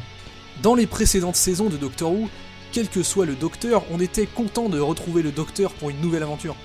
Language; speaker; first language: French; native; French